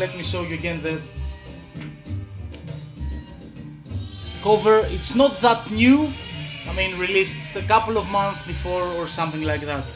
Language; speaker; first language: English; non-native, fluent; Greek